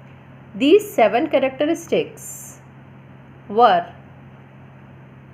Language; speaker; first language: English; non-native, local second language; Gujarati